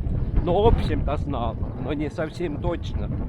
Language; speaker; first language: Russian; non-native, local second language; Estonian